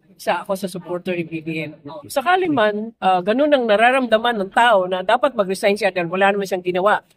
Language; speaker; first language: Filipino; non-native, local second language; Cebuano